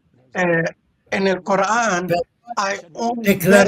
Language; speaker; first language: Spanish; non-native, fluent; Arabic